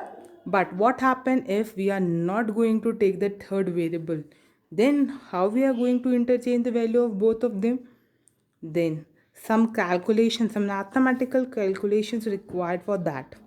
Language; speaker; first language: English; non-native, local second language; Hindi